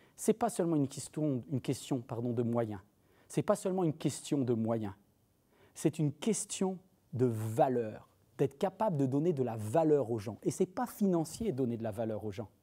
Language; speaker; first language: French; native; French